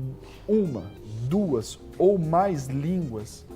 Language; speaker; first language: Portuguese; native; Portuguese